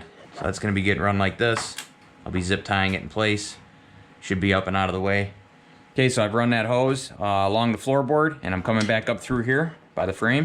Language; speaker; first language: English; native; English